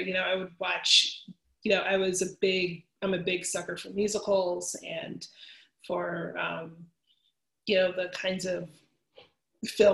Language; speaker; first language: English; native; English